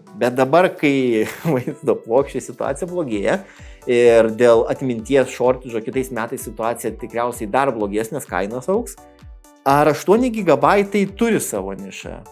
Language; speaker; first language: Lithuanian; native; Lithuanian